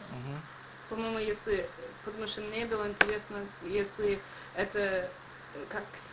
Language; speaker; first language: Russian; non-native, learner; English